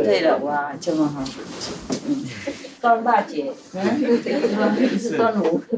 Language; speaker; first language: Chinese; non-native, fluent; Vietnamese